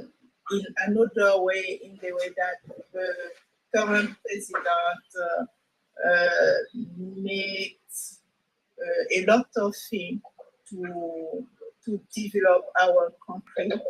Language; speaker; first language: English; non-native, local second language; French